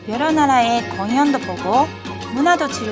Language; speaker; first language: Korean; native; Korean